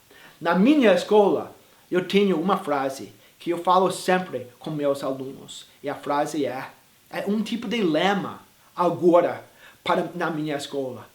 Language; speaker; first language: Portuguese; non-native, fluent; English